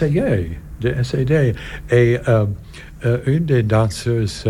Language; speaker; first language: French; non-native, learner; English